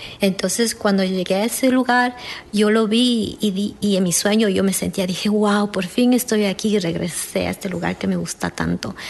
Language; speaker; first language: Spanish; native; Spanish